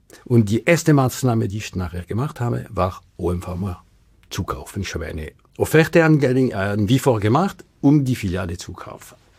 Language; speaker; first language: German; non-native, local second language; French